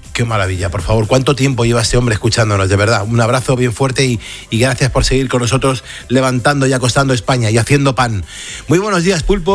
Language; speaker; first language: Spanish; native; Spanish